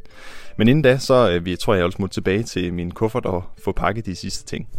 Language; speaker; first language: Danish; native; Danish